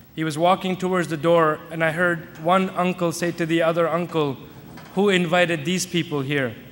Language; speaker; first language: English; native; English